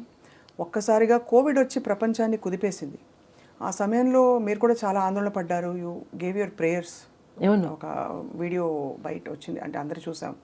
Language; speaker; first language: Telugu; native; Telugu